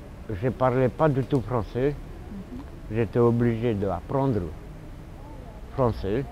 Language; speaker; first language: French; non-native, fluent; Romanian